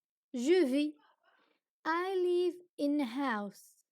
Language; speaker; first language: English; non-native, fluent; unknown